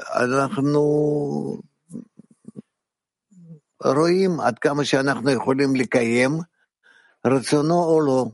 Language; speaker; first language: Hebrew; non-native, fluent; Russian